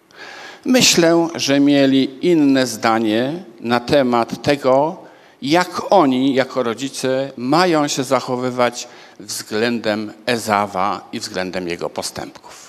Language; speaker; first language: Polish; native; Polish